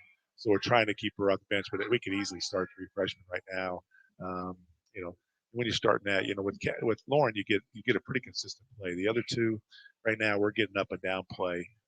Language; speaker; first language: English; native; English